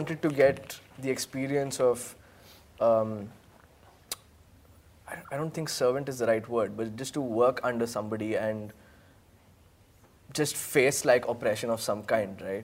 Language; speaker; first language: English; non-native, local second language; Hindi